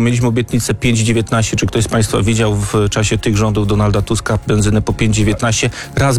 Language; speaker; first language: Polish; native; Polish